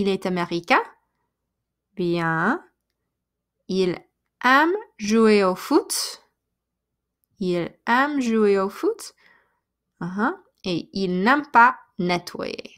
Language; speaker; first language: French; non-native, fluent; English